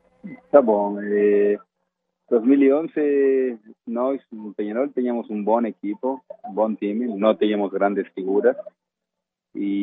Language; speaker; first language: Portuguese; non-native, fluent; Spanish